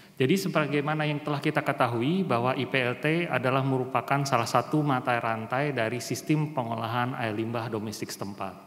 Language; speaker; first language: Indonesian; native; Indonesian